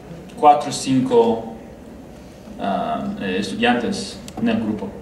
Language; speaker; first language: Spanish; non-native, learner; Romanian